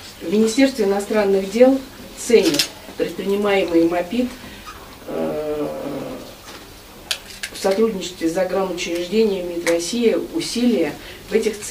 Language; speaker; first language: Russian; native; Russian